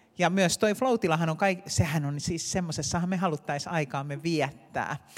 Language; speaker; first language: Finnish; native; Finnish